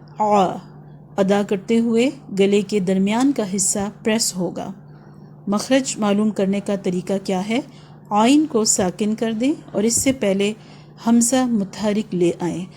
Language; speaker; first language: Urdu; native; Urdu